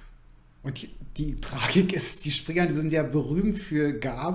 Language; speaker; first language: German; native; German